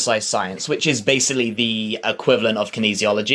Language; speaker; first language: English; native; English